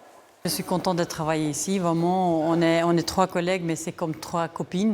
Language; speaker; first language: French; non-native, fluent; Albanian